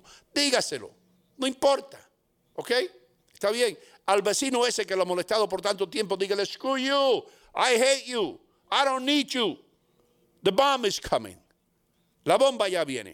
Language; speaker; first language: Spanish; native; Spanish